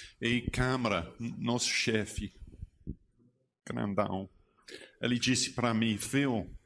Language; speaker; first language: Portuguese; non-native, learner; English